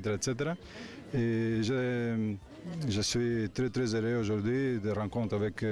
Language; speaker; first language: French; non-native, learner; Hebrew